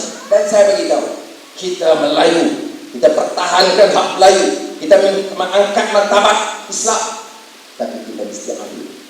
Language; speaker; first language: Malay; native; Malay